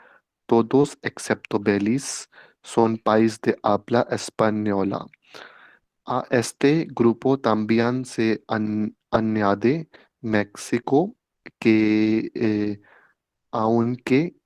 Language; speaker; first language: Spanish; non-native, learner; Hindi